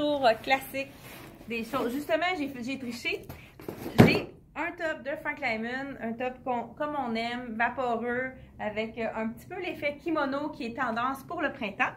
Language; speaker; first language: French; native; French